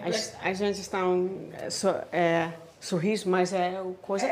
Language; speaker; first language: Portuguese; non-native, learner; Dutch